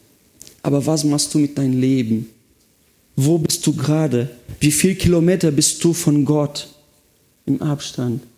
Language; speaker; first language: German; non-native, fluent; Portuguese